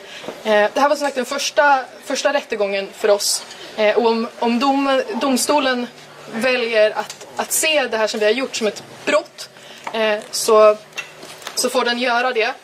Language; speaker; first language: Swedish; native; Swedish